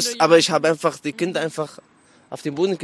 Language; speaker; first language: German; non-native, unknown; Arabic